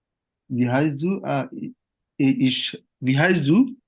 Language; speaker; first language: German; non-native, learner; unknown